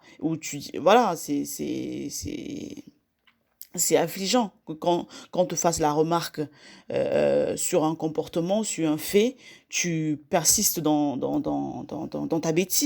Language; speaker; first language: French; native; French